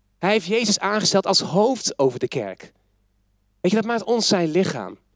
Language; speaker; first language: Dutch; native; Dutch